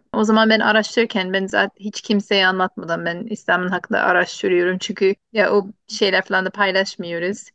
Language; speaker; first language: Turkish; non-native, fluent; English